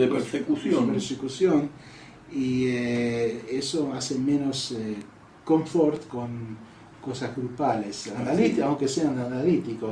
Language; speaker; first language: Spanish; non-native, fluent; English